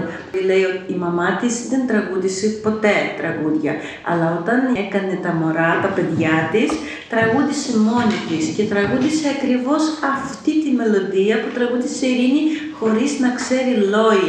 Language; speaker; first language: Greek; non-native, fluent; Ukrainian